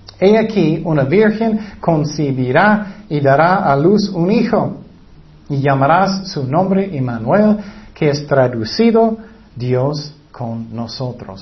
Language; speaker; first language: Spanish; non-native, fluent; English